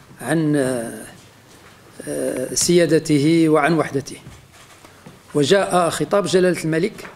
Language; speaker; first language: Arabic; native; Arabic